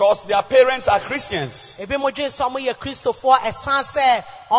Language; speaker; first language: English; non-native, local second language; Akan